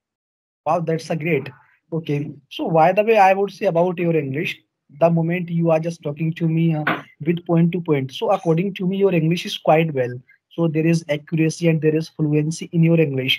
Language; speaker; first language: English; non-native, learner; Hindi